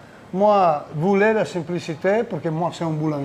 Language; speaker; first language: French; non-native, learner; Italian